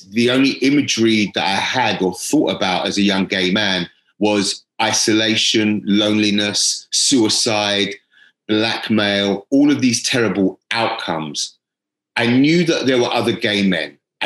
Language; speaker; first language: English; native; English